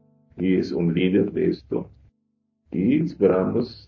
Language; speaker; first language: Spanish; non-native, fluent; Arabic